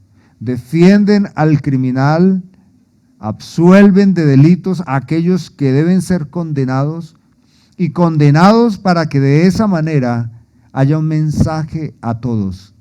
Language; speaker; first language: Spanish; native; Spanish